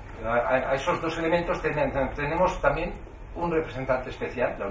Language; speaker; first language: Spanish; native; Spanish